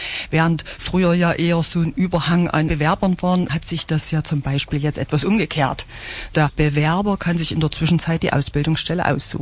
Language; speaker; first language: German; native; German